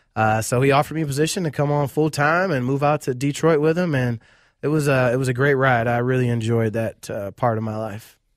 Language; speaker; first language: English; native; English